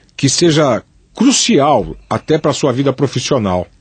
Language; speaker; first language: Portuguese; native; Portuguese